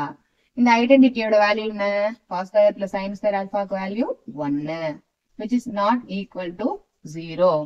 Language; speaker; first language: Tamil; native; Tamil